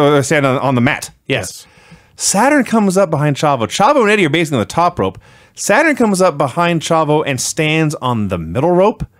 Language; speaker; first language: English; native; English